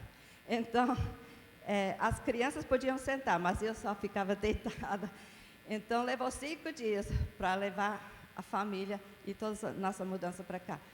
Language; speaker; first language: Portuguese; non-native, fluent; English